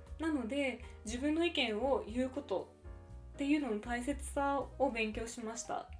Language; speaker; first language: Japanese; native; Japanese